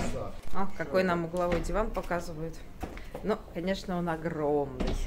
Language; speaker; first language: Russian; native; Russian